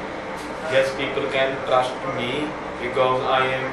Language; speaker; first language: English; non-native, learner; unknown